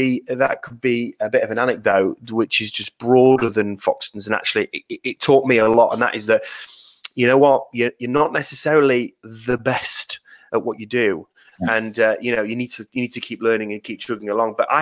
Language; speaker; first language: English; native; English